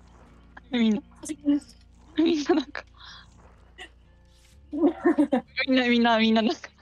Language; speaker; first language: Japanese; native; Japanese